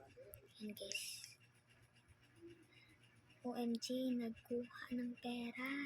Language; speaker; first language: Filipino; non-native, local second language; Cebuano